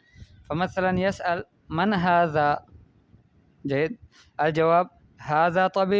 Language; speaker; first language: Arabic; non-native, fluent; Urdu